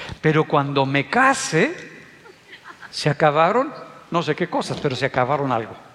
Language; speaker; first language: Spanish; native; Spanish